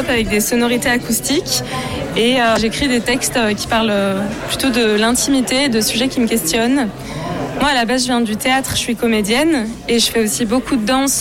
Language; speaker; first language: French; native; French